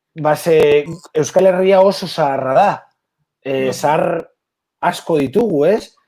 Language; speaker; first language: Basque; non-native, local second language; Spanish